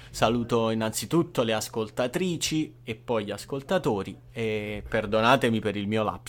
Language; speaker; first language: Italian; native; Italian